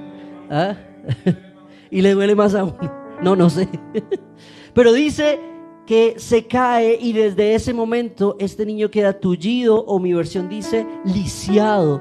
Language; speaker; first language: Spanish; native; Spanish